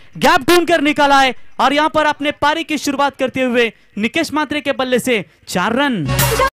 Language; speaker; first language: Hindi; non-native, local second language; Marathi